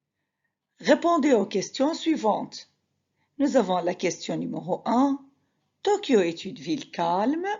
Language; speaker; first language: French; non-native, fluent; Arabic